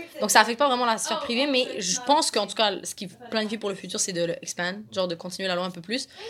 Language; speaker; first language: French; native; French